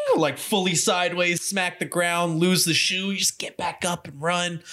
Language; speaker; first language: English; native; English